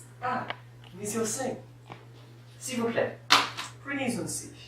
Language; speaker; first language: French; non-native, learner; English